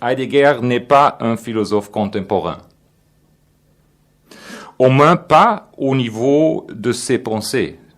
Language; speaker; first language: French; non-native, fluent; German